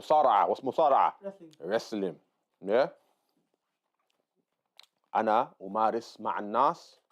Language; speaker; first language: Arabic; non-native, fluent; English